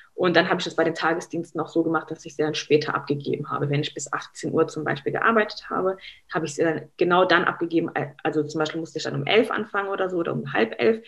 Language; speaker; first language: German; early bilingual, other home language; Arabic